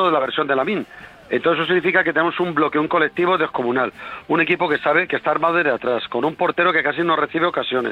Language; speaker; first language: Spanish; native; Spanish